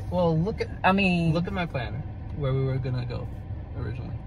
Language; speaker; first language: English; native; English